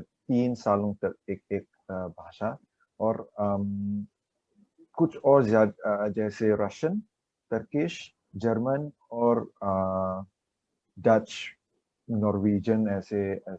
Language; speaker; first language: Hindi; non-native, learner; Chinese